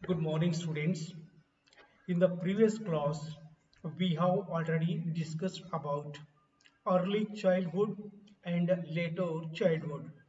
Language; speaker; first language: English; non-native, local second language; Kannada